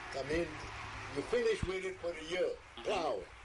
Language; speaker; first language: English; early bilingual, other home language; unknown